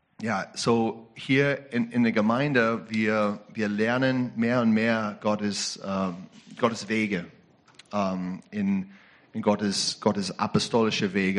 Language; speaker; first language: German; non-native, learner; English